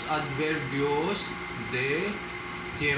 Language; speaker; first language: Spanish; non-native, fluent; Filipino